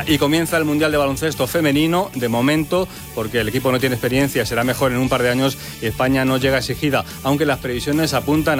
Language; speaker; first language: Spanish; native; Spanish